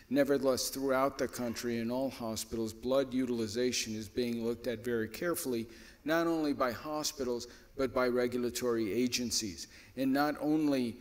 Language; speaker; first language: English; native; English